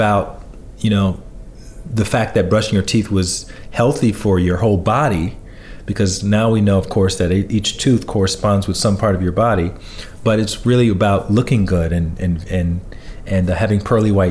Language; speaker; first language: English; native; English